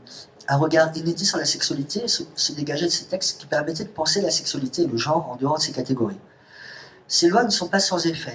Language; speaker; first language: French; native; French